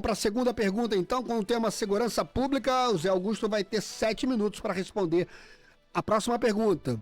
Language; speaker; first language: Portuguese; native; Portuguese